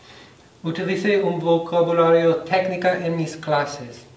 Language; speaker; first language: Spanish; non-native, fluent; English